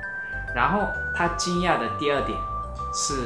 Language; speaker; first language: Chinese; non-native, fluent; Japanese